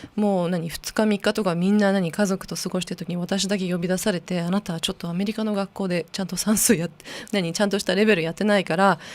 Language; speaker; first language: Japanese; non-native, local second language; English